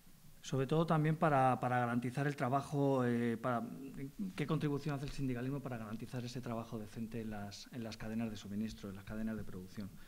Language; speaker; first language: Spanish; native; Spanish